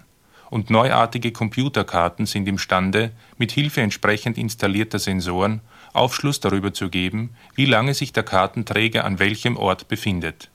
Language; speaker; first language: German; native; German